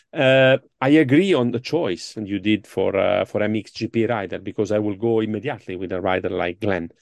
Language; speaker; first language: English; non-native, fluent; Italian